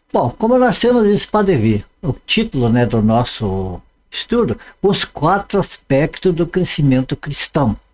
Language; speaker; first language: Portuguese; native; Portuguese